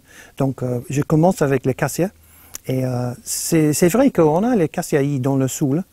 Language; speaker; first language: French; non-native, fluent; English